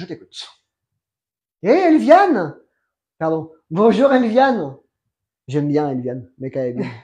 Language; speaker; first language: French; non-native, fluent; Spanish